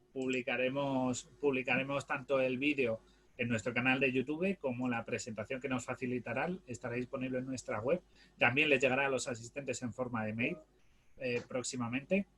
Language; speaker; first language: Spanish; native; Spanish